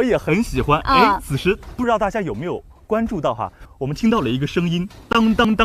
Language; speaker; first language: Chinese; native; Chinese